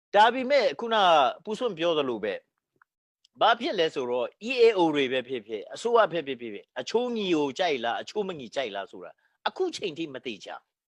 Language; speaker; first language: Burmese; non-native, local second language; Hakha Chin